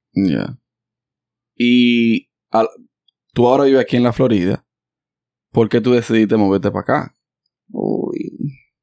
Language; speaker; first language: Spanish; native; Spanish